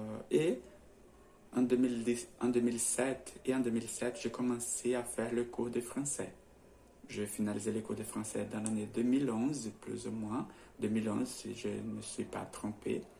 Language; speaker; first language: French; non-native, learner; Portuguese